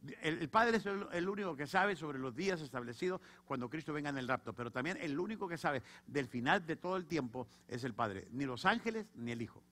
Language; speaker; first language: Spanish; native; Spanish